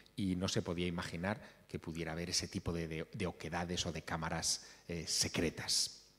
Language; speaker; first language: Spanish; native; Spanish